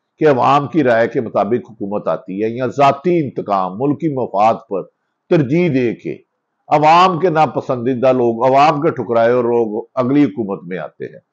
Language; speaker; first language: Urdu; non-native, local second language; Punjabi